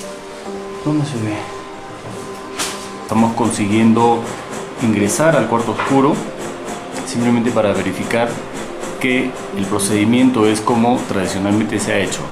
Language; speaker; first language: Spanish; native; Spanish